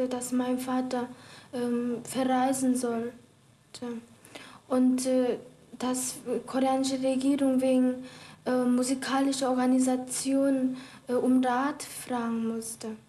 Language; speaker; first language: German; non-native, fluent; Korean